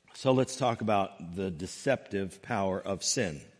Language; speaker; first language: English; native; English